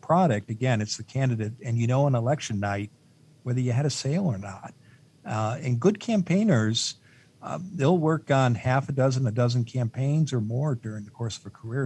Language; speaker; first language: English; native; English